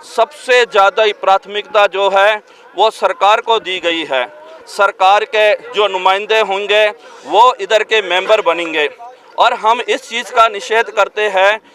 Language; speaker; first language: Hindi; non-native, local second language; Punjabi